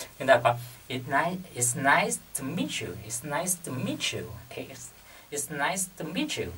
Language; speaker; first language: English; non-native, fluent; Vietnamese